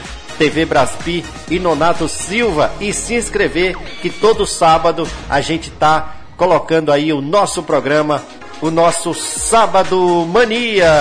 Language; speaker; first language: Portuguese; native; Portuguese